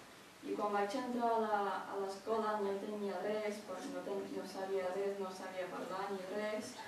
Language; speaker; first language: Catalan; early bilingual, other home language; Chinese